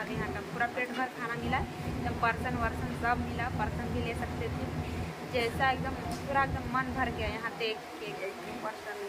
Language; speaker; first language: Hindi; native; Hindi